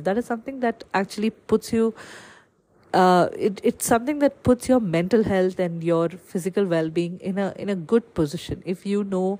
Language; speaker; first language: English; non-native, local second language; Malayalam